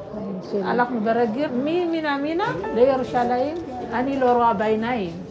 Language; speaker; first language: Hebrew; non-native, learner; Amharic